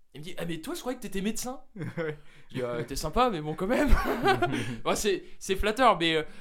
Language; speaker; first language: French; native; French